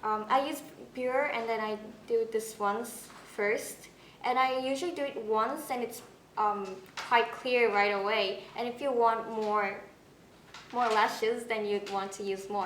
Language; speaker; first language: English; non-native, fluent; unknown